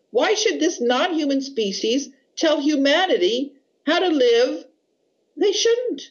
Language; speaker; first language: English; native; English